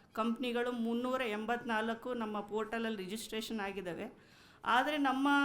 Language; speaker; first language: Kannada; native; Kannada